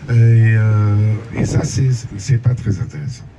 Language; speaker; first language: French; non-native, local second language; Arabic